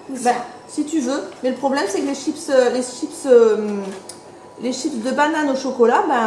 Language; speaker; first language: French; native; French